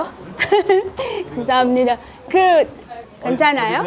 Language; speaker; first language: Korean; non-native, learner; Filipino